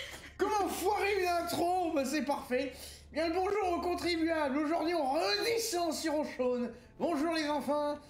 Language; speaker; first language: French; native; French